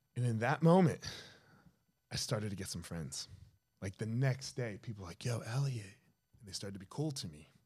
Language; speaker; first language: English; native; English